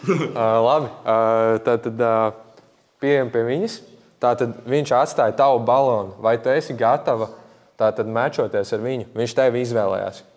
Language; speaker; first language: Latvian; native; Latvian